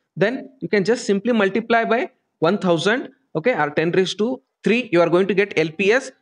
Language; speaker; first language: English; non-native, local second language; Kannada